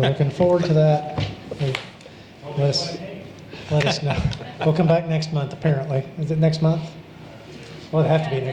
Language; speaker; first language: English; native; English